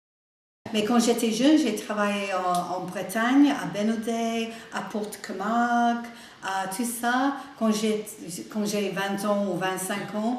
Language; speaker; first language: French; non-native, learner; English